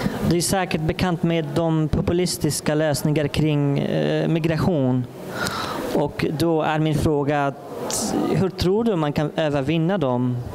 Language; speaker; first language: Swedish; non-native, fluent; Persian